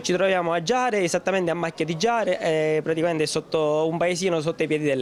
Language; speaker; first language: Italian; native; Italian